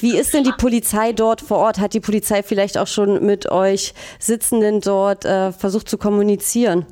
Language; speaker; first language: German; native; German